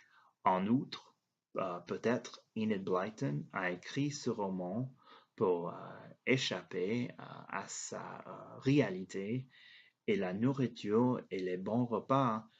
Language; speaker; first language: French; non-native, learner; English